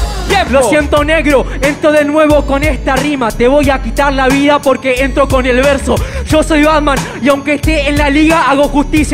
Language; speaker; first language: Spanish; native; Spanish